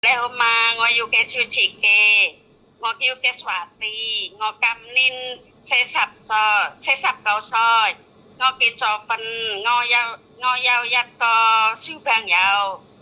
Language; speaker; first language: Cantonese; non-native, learner; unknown